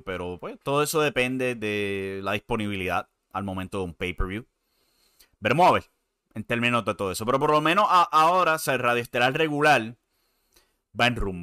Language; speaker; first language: Spanish; native; Spanish